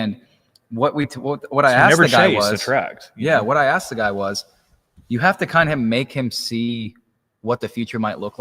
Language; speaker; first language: English; native; English